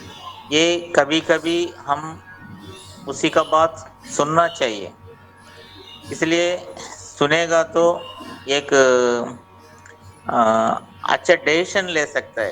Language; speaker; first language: Hindi; non-native, local second language; Telugu